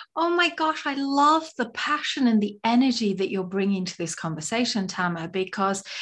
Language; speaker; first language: English; native; English